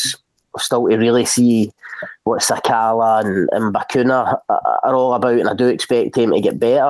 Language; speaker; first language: English; native; English